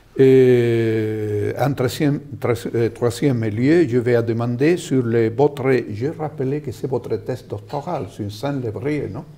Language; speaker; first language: French; non-native, fluent; Spanish